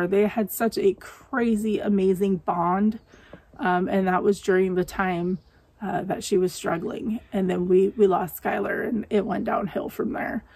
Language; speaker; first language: English; native; English